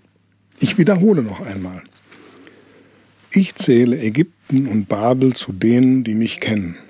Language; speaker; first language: German; native; German